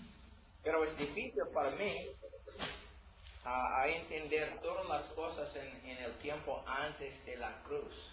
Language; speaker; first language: Spanish; non-native, learner; English